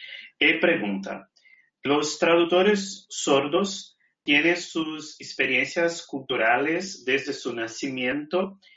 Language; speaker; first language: Spanish; non-native, fluent; Portuguese